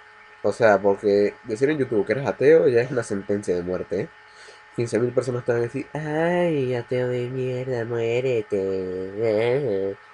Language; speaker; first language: Spanish; native; Spanish